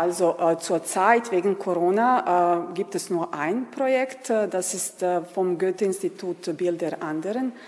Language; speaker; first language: German; non-native, fluent; Serbian